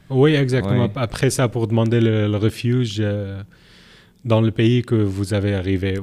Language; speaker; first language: French; non-native, learner; Arabic